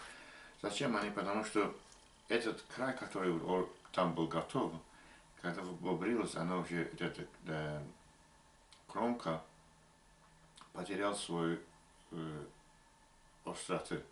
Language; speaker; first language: Russian; non-native, learner; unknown